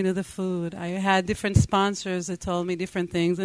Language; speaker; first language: English; non-native, fluent; Hebrew